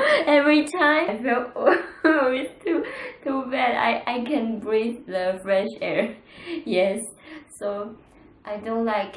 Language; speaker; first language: English; non-native, learner; Chinese